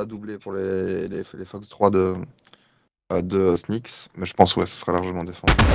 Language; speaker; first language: French; native; French